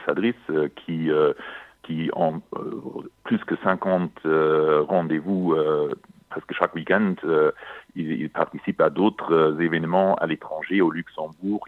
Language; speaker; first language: French; non-native, local second language; Luxembourgish